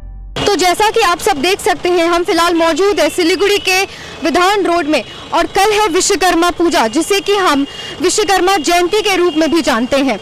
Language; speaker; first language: Hindi; native; Hindi